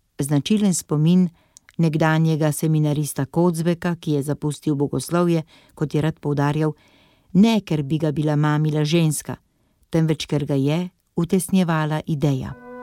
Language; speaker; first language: Slovenian; native; Slovenian